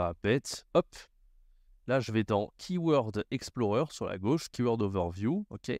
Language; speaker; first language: French; native; French